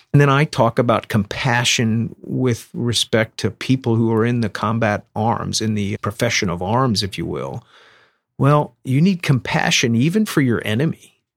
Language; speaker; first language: English; native; English